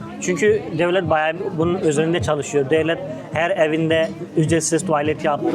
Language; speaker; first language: Turkish; non-native, fluent; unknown